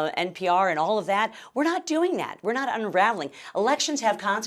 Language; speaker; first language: English; native; English